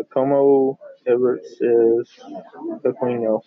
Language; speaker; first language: Spanish; non-native, learner; English